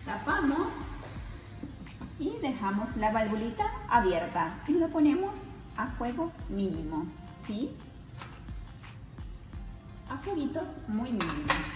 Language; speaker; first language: Spanish; native; Spanish